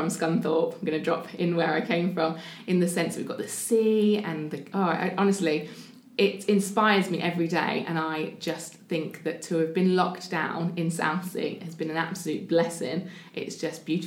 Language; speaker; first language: English; native; English